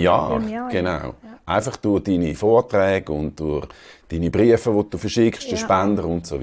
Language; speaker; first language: German; native; German